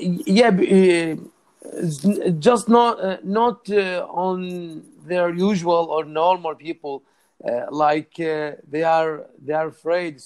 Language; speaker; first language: English; non-native, learner; Arabic